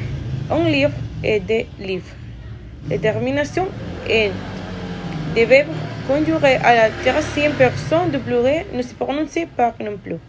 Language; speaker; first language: French; non-native, learner; Spanish